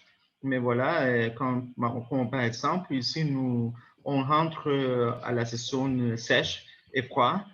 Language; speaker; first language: French; non-native, learner; Spanish